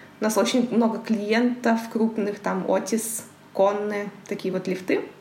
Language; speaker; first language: Russian; native; Russian